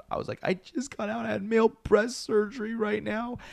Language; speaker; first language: English; native; English